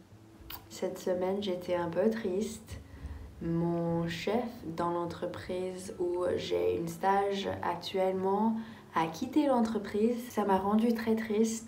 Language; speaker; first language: French; non-native, fluent; English